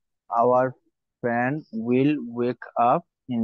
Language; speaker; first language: English; non-native, learner; Bangla